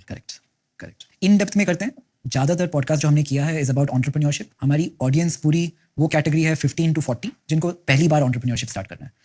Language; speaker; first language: Hindi; non-native, local second language; Kannada